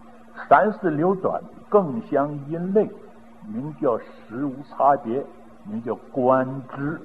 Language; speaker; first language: Chinese; native; Chinese